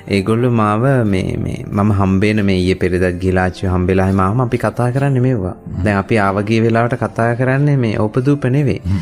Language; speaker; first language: Sinhala; non-native, local second language; Tamil